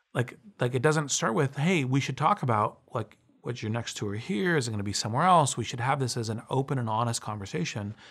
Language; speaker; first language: English; native; English